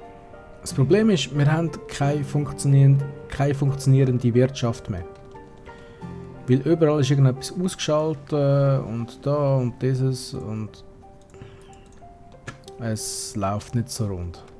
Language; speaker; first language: German; native; German